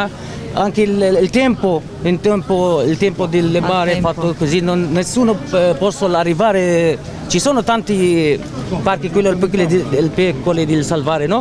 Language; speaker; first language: Italian; non-native, learner; Greek